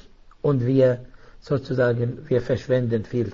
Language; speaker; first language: German; non-native, fluent; Arabic